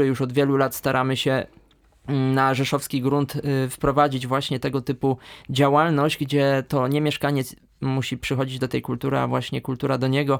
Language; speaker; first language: Polish; native; Polish